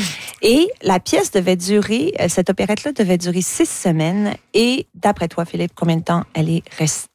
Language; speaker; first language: French; native; French